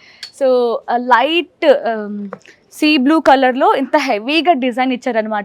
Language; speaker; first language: Telugu; native; Telugu